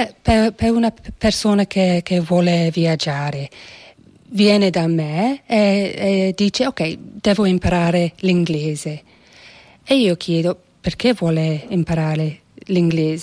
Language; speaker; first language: Italian; non-native, fluent; English